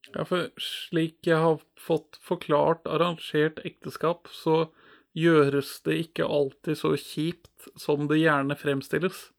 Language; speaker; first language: Norwegian; native; Norwegian